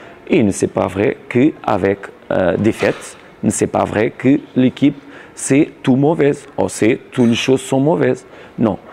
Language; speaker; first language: French; non-native, learner; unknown